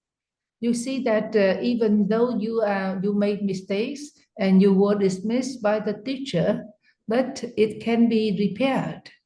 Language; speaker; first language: English; non-native, fluent; Vietnamese